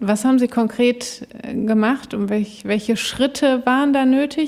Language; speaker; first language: German; native; German